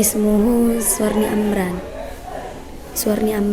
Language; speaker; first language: Arabic; non-native, learner; Indonesian